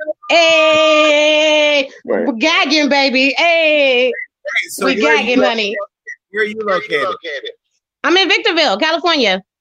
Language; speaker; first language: English; native; English